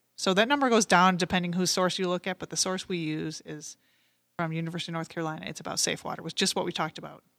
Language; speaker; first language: English; native; English